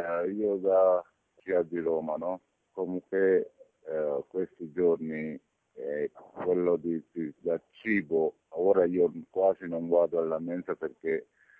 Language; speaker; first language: Italian; non-native, learner; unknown